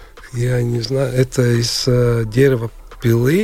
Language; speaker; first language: Russian; non-native, local second language; Latvian